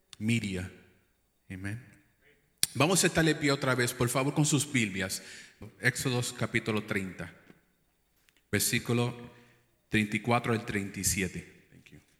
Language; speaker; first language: Spanish; early bilingual, heritage; English